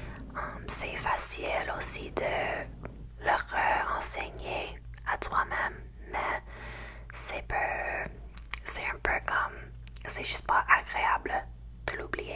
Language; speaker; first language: French; non-native, learner; English